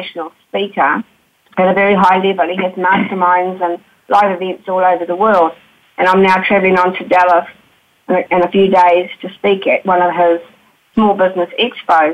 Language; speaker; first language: English; native; English